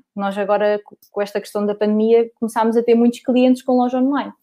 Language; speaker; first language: Portuguese; native; Portuguese